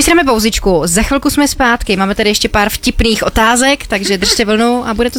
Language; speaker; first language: Czech; native; Czech